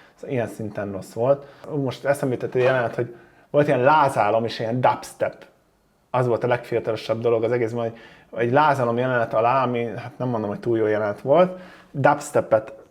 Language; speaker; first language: Hungarian; native; Hungarian